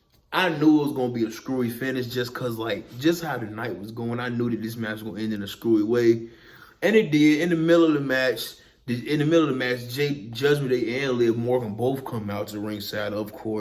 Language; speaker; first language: English; native; English